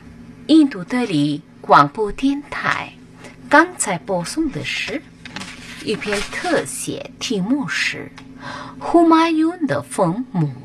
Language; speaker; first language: Chinese; non-native, learner; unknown